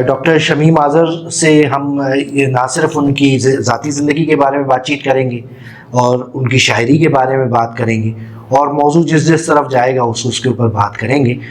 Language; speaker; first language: Urdu; native; Urdu